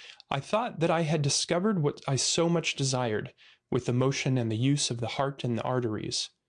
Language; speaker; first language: English; native; English